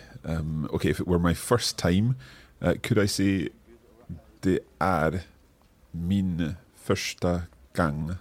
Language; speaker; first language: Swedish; non-native, learner; English